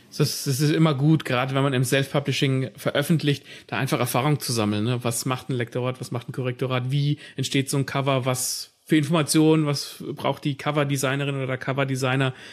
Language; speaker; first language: German; native; German